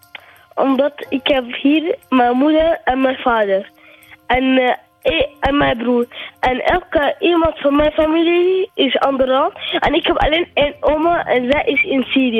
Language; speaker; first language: Dutch; non-native, learner; Arabic